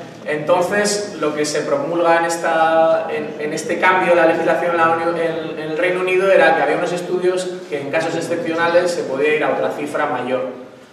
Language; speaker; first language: Spanish; native; Spanish